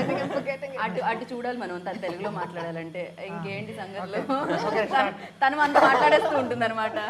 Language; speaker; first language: Telugu; native; Telugu